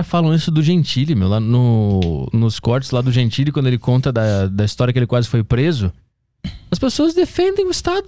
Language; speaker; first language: Portuguese; native; Portuguese